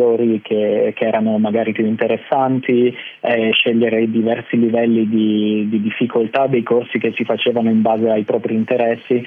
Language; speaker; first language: Italian; native; Italian